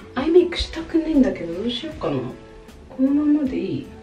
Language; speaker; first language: Japanese; native; Japanese